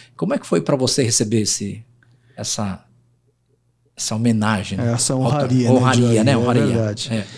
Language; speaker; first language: Portuguese; native; Portuguese